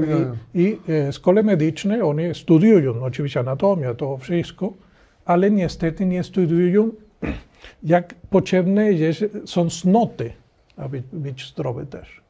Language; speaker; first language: Polish; non-native, learner; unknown